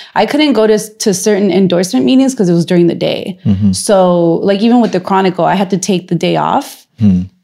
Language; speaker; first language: English; native; English